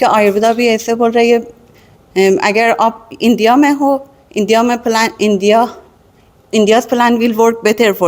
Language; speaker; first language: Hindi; non-native, learner; Persian